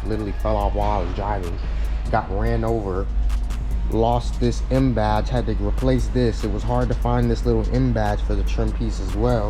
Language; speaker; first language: English; native; English